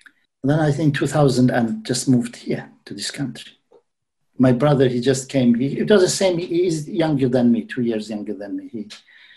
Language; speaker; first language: English; non-native, fluent; Central Kurdish